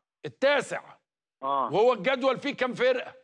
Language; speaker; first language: Arabic; native; Arabic